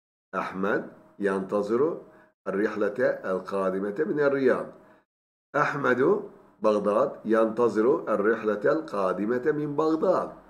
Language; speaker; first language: Arabic; non-native, fluent; Turkish